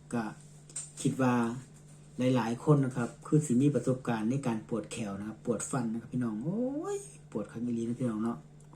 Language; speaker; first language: Thai; native; Thai